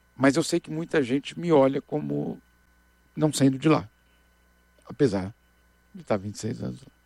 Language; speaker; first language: Portuguese; native; Portuguese